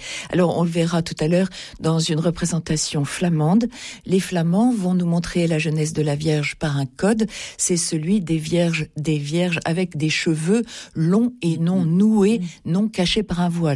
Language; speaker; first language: French; native; French